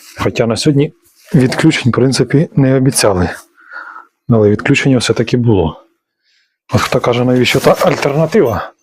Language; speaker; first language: Ukrainian; native; Ukrainian